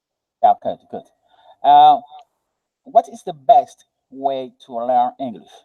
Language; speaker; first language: English; non-native, learner; Spanish